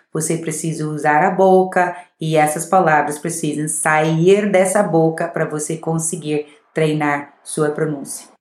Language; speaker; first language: Portuguese; non-native, fluent; English